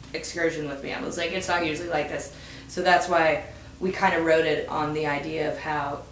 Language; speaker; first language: English; native; English